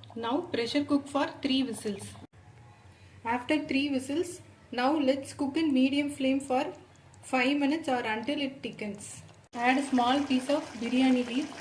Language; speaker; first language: English; non-native, local second language; Tamil